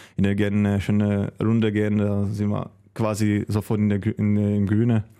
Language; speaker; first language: German; non-native, fluent; Czech